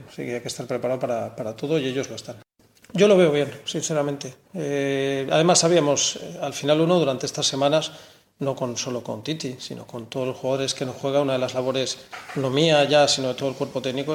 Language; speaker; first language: Spanish; native; Spanish